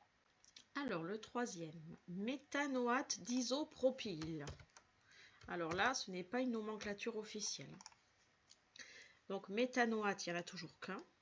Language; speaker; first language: French; native; French